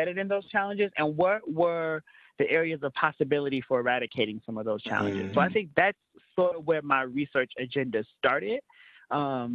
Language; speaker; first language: English; native; English